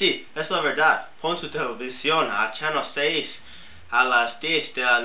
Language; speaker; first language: Spanish; non-native, learner; English